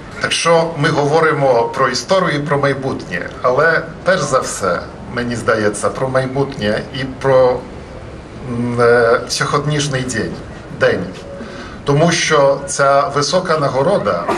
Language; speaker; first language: Ukrainian; non-native, fluent; Polish